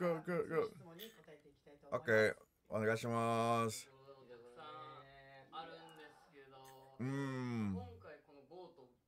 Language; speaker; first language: Japanese; non-native, learner; English